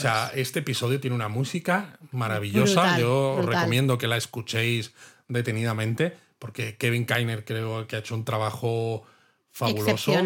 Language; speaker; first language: Spanish; native; Spanish